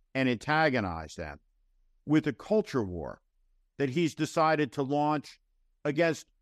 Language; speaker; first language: English; native; English